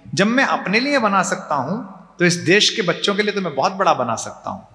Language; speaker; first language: Hindi; native; Hindi